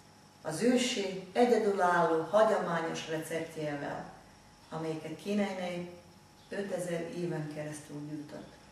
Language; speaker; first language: Hungarian; non-native, fluent; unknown